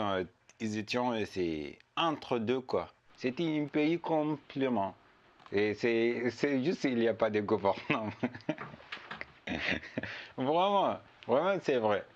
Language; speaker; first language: French; non-native, learner; Arabic